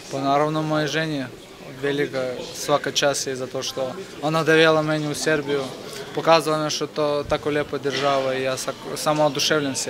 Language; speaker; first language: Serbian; non-native, learner; Russian